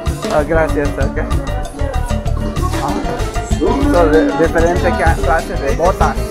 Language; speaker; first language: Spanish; non-native, learner; English